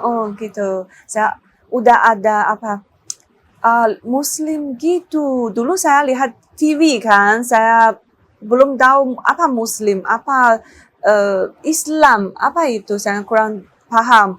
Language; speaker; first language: Indonesian; non-native, learner; Chinese